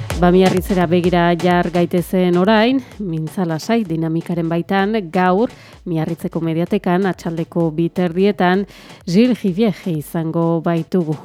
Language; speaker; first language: Basque; native; Basque